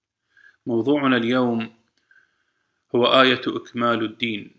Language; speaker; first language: Arabic; native; Arabic